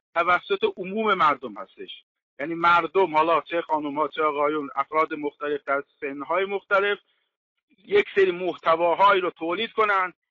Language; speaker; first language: Persian; non-native, local second language; Azerbaijani